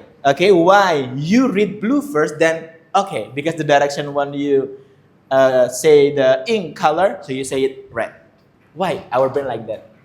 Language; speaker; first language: English; non-native, fluent; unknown